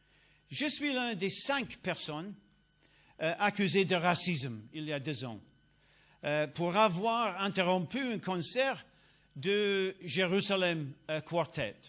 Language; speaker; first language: French; non-native, learner; English